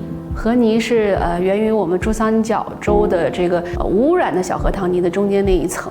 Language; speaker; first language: Chinese; native; Chinese